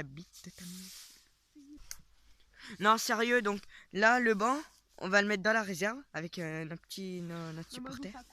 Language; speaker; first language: French; native; French